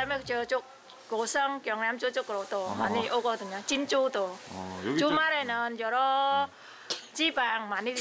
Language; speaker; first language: Korean; non-native, learner; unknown